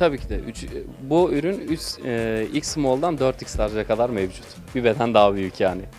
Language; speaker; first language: Turkish; native; Turkish